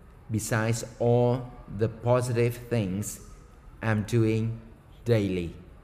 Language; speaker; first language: English; non-native, learner; Vietnamese